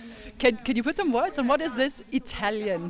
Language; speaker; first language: English; non-native, fluent; Danish